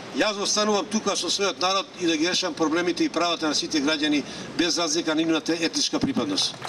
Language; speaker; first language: Macedonian; non-native, local second language; Romany